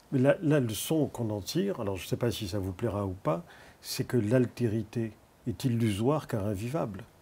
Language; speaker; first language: French; native; French